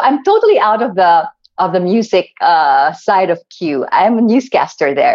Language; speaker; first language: English; non-native, local second language; Cebuano